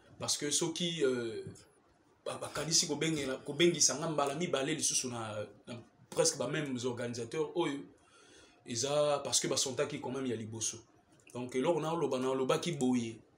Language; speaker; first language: Lingala; native; Lingala